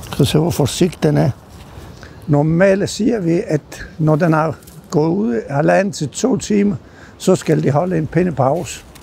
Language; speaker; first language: Danish; non-native, fluent; Italian